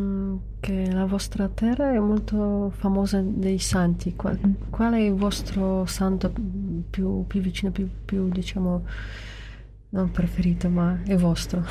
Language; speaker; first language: Italian; non-native, learner; Ukrainian